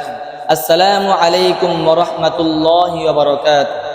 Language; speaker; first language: Arabic; non-native, learner; Bangla